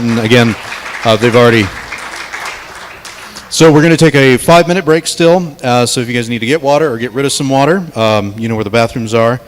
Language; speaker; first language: English; native; English